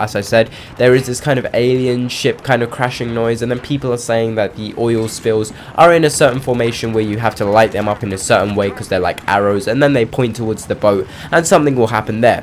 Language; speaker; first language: English; native; English